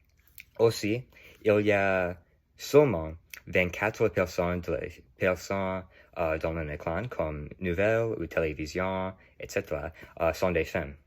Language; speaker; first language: French; non-native, learner; English